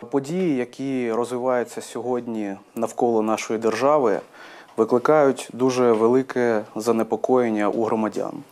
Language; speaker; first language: Ukrainian; non-native, local second language; Armenian